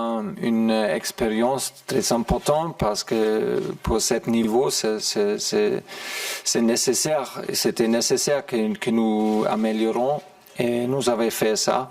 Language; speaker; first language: French; non-native, fluent; German